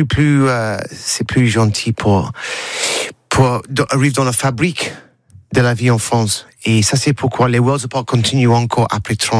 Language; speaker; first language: French; non-native, learner; English